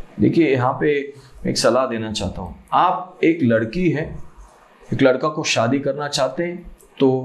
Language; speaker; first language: Hindi; non-native, local second language; Malayalam